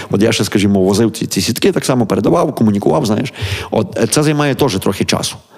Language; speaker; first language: Ukrainian; native; Ukrainian